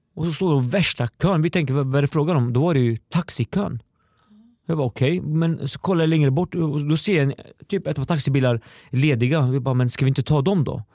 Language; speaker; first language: Swedish; early bilingual, other home language; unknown